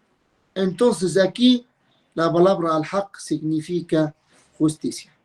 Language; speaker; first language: Spanish; non-native, fluent; Arabic